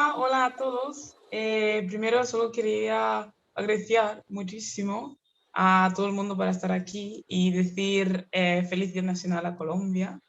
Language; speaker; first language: Spanish; non-native, fluent; Kinyarwanda